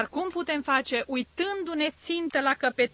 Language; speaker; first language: Romanian; native; Romanian